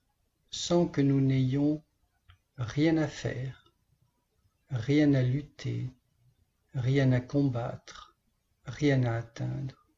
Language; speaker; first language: French; native; French